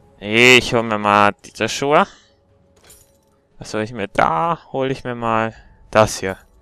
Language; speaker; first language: German; native; German